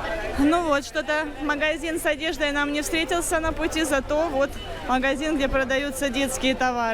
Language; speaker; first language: Russian; native; Russian